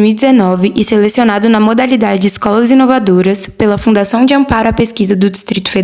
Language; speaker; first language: Portuguese; native; Portuguese